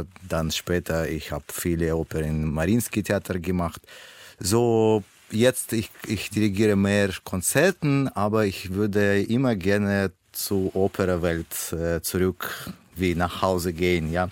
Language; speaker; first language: German; non-native, learner; Russian